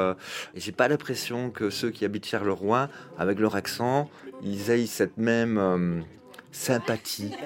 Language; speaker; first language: French; native; French